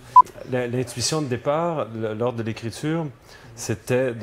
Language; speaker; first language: French; native; French